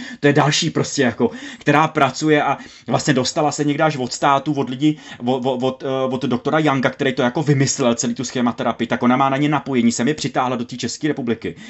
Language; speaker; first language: Czech; native; Czech